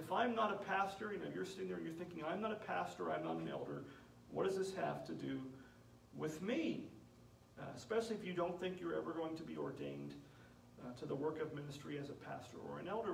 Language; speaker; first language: English; native; English